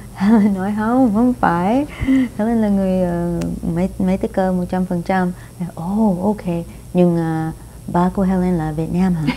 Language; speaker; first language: Vietnamese; non-native, fluent; English